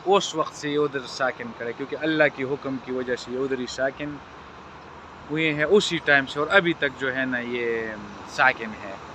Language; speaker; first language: Urdu; non-native, local second language; Pashto